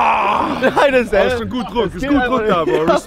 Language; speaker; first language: German; native; German